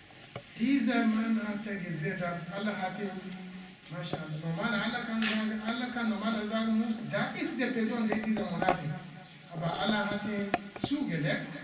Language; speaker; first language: German; non-native, learner; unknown